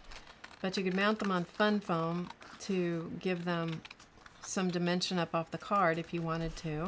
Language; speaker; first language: English; native; English